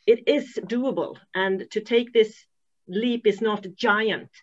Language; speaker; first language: English; non-native, fluent; Swedish